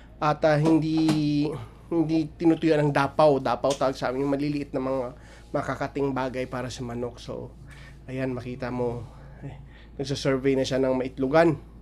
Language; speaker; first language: Filipino; non-native, local second language; Hiligaynon